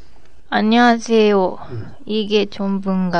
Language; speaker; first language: Korean; non-native, learner; Japanese